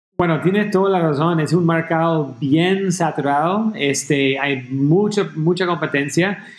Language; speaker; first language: Spanish; non-native, fluent; English